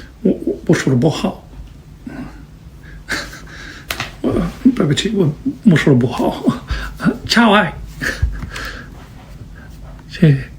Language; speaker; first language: Chinese; non-native, learner; English